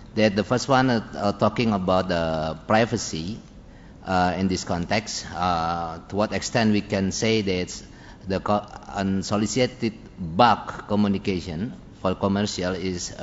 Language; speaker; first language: English; non-native, fluent; Indonesian